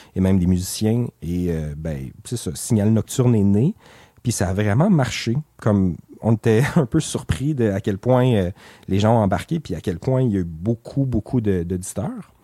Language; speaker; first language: French; native; French